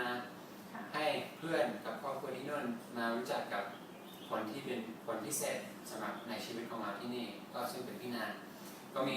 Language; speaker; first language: Thai; non-native, fluent; English